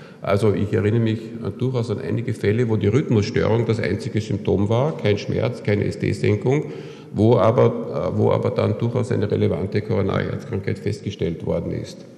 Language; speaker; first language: German; native; German